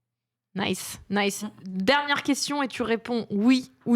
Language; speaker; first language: French; native; French